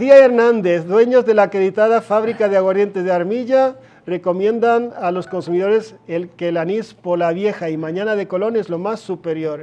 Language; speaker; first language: Spanish; non-native, fluent; Swedish